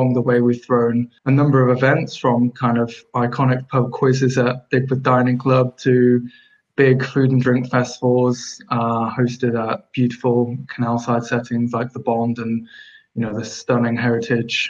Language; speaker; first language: English; native; English